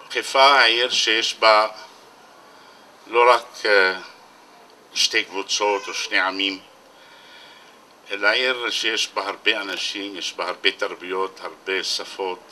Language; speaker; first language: Hebrew; non-native, local second language; Arabic